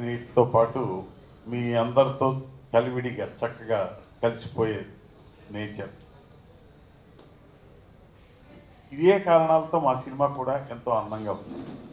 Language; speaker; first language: Telugu; native; Telugu